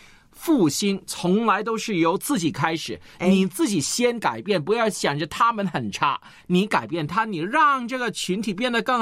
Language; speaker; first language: Chinese; native; Chinese